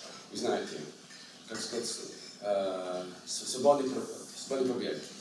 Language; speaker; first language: Russian; non-native, learner; English